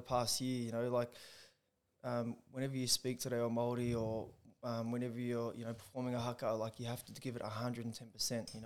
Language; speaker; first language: English; native; English